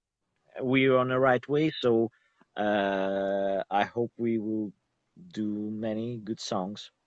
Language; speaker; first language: English; non-native, learner; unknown